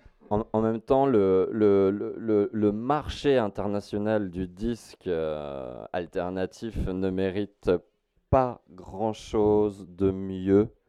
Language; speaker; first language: French; native; French